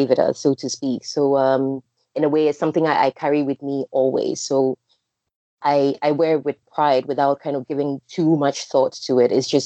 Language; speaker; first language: English; non-native, local second language; Akan